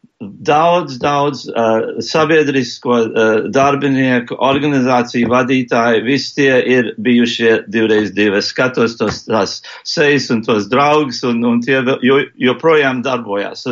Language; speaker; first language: Latvian; early bilingual, heritage; English